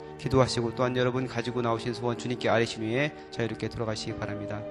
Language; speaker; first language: Korean; native; Korean